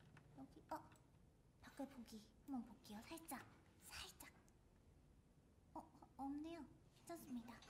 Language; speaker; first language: Korean; native; Korean